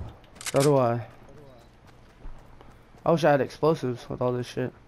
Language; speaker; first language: English; native; English